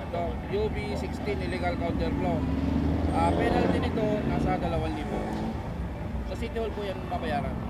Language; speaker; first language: Filipino; native; Filipino